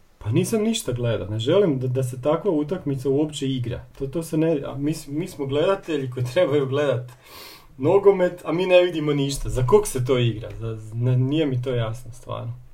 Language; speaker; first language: Croatian; native; Croatian